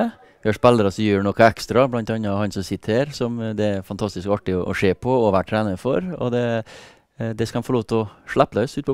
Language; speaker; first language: Norwegian; native; Norwegian